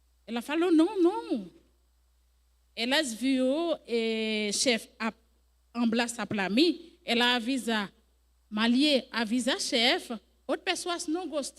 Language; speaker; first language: Portuguese; non-native, learner; French